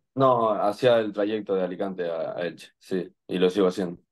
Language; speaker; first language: Spanish; native; Spanish